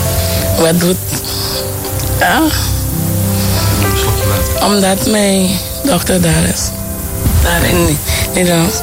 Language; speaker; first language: Dutch; non-native, local second language; Papiamento